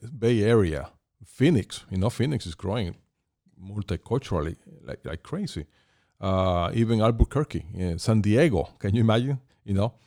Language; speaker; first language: English; non-native, fluent; Spanish